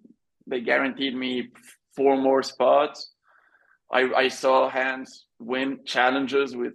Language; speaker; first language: English; non-native, fluent; French